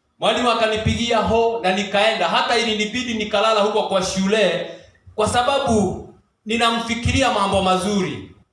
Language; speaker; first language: Swahili; non-native, local second language; Kikuyu